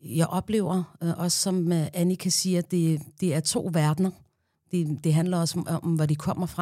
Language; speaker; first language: Danish; non-native, fluent; Arabic